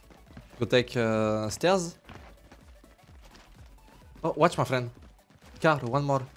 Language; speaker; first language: English; non-native, learner; French